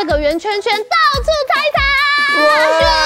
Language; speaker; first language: Chinese; native; Chinese